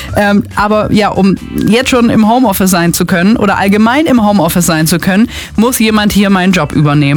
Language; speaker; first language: German; native; German